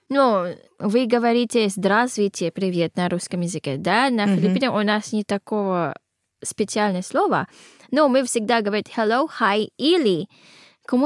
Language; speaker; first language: Russian; non-native, learner; Filipino